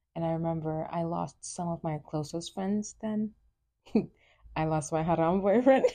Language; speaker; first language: English; early bilingual, other home language; Wolof